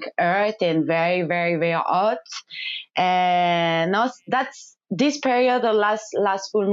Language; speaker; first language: English; non-native, learner; French